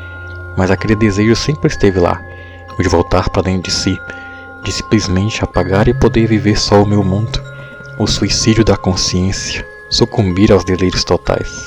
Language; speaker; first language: Portuguese; native; Portuguese